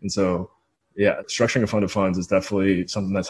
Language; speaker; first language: English; native; English